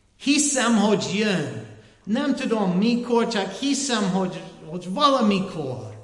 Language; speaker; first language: Hungarian; non-native, learner; English